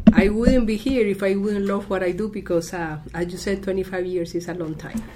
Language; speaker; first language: English; non-native, fluent; Spanish